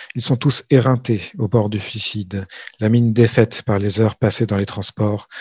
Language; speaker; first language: French; native; French